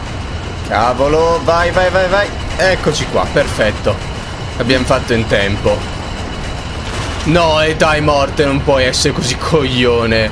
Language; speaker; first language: Italian; native; Italian